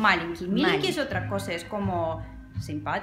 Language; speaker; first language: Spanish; non-native, fluent; Russian